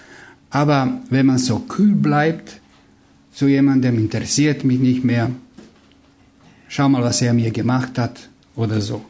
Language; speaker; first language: German; non-native, fluent; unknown